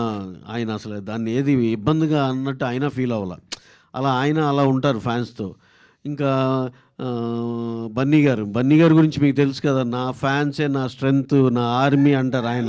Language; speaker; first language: Telugu; native; Telugu